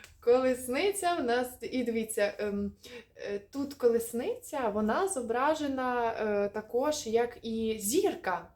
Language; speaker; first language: Ukrainian; non-native, local second language; Russian